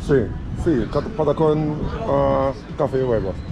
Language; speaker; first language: Spanish; non-native, learner; English